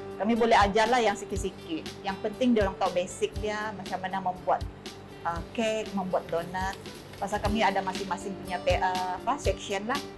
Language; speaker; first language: Malay; non-native, local second language; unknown